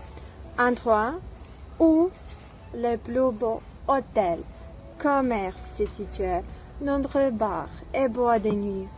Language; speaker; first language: French; non-native, learner; Ukrainian